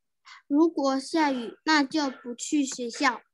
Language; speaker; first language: Chinese; non-native, learner; Indonesian